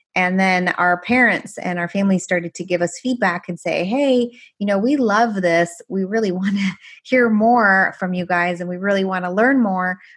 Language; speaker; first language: English; non-native, fluent; Persian